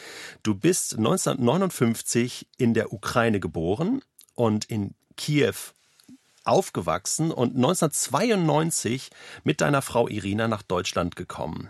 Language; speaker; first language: German; native; German